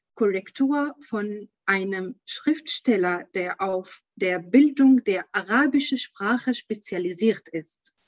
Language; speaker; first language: German; non-native, learner; Arabic